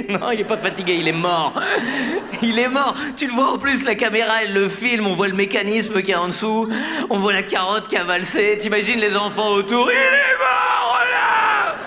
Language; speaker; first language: French; native; French